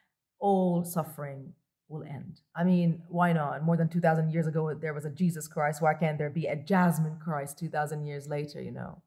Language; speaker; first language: English; non-native, local second language; Arabic